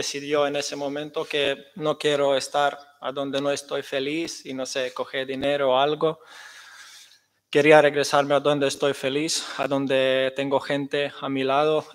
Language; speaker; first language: Spanish; non-native, fluent; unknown